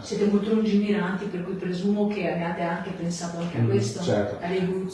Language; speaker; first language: Italian; native; Italian